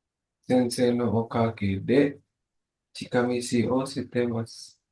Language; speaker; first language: Japanese; non-native, learner; Indonesian